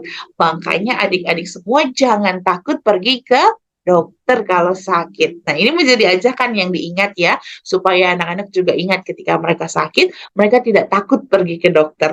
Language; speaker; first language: Indonesian; native; Indonesian